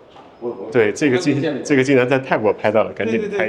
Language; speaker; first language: Chinese; native; Chinese